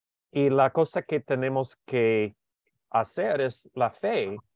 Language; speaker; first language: Spanish; non-native, learner; English